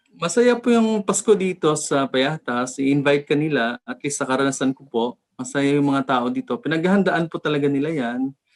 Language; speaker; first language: Filipino; native; Filipino